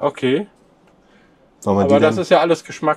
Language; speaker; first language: German; native; German